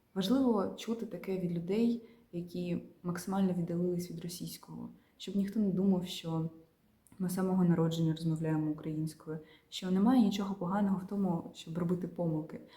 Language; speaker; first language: Ukrainian; non-native, local second language; Russian